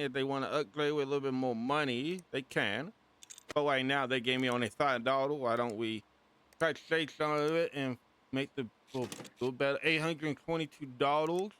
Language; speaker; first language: English; native; English